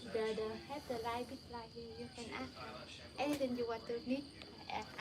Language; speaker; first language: English; non-native, learner; Vietnamese